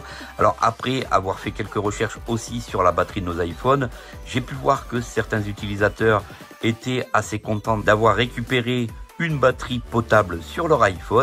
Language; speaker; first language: French; native; French